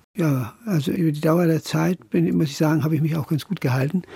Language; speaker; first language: German; native; German